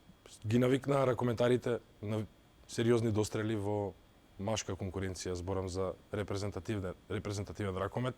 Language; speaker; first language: Macedonian; native; Macedonian